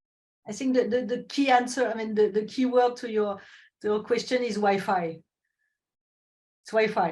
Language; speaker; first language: English; non-native, fluent; French